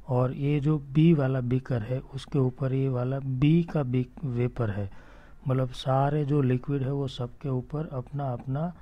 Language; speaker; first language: Hindi; non-native, local second language; Gujarati